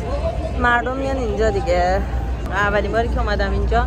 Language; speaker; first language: Persian; native; Persian